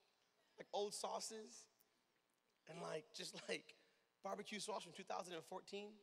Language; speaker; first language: English; native; English